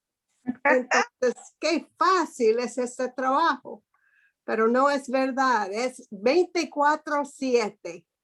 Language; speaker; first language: Spanish; non-native, fluent; English